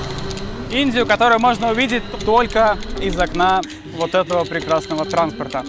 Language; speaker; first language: Russian; native; Russian